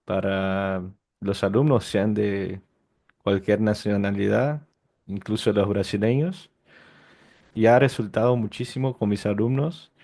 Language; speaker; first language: Spanish; non-native, fluent; Portuguese